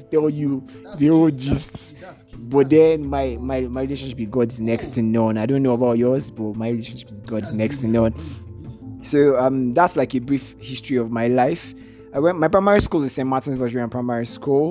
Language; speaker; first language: English; non-native, local second language; Igbo